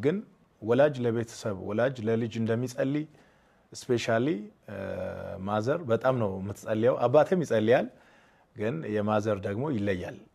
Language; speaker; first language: Amharic; non-native, local second language; Wolaytta